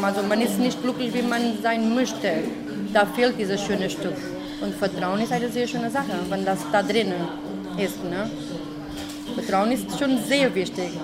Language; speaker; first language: German; non-native, fluent; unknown